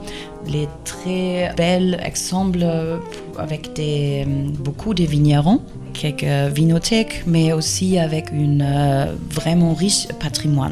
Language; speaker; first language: French; non-native, fluent; German